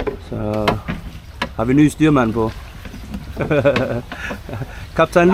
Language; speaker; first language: Danish; native; Danish